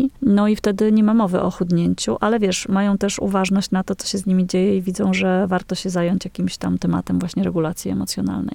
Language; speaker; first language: Polish; native; Polish